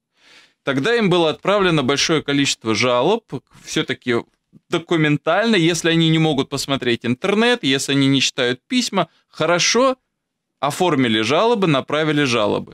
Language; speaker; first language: Russian; native; Russian